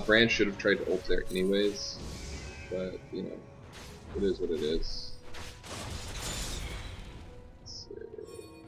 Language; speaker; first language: English; native; English